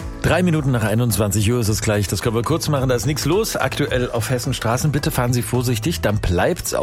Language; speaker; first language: German; native; German